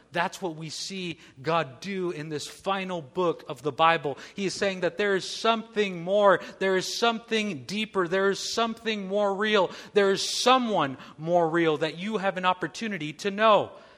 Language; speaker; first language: English; native; English